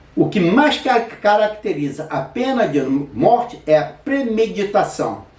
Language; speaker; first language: Portuguese; native; Portuguese